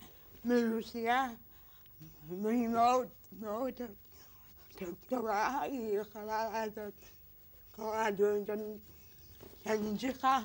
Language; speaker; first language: Hebrew; non-native, learner; English